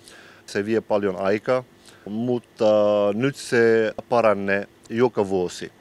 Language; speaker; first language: Finnish; non-native, learner; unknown